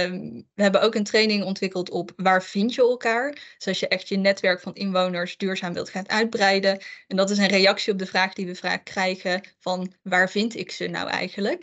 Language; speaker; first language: Dutch; native; Dutch